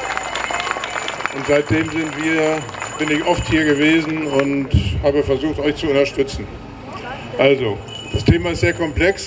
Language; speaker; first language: German; native; German